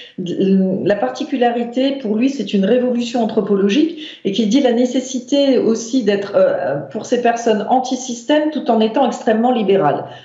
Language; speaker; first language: French; native; French